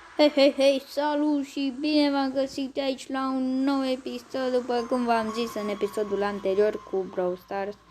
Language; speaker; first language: Romanian; native; Romanian